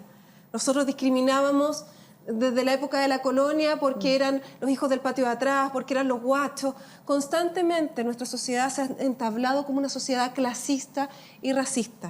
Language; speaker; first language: Spanish; native; Spanish